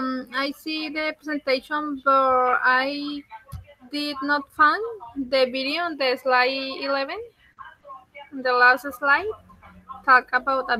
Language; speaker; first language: English; non-native, learner; Spanish